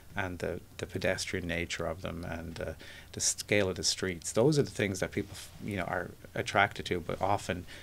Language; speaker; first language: English; native; English